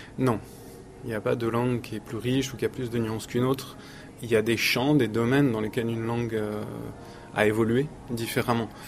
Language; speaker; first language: French; native; French